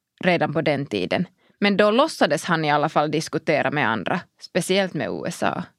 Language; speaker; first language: Swedish; non-native, local second language; Finnish